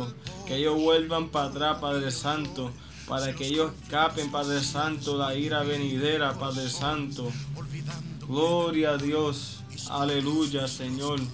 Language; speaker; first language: Spanish; native; Spanish